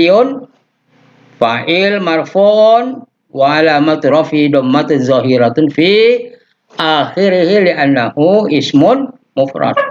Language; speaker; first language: Arabic; non-native, fluent; Indonesian